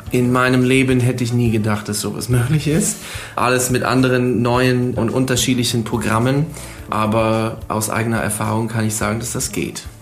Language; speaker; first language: German; non-native, fluent; English